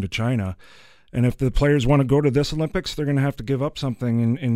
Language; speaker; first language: English; native; English